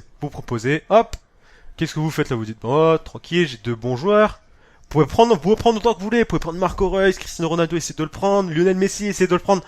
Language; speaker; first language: French; native; French